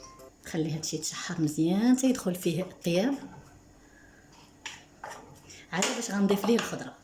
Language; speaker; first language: Arabic; native; Arabic